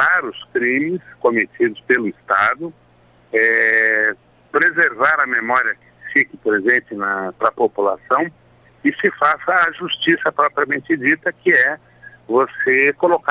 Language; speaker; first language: Portuguese; native; Portuguese